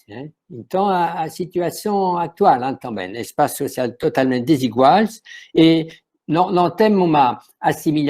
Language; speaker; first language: Portuguese; non-native, fluent; French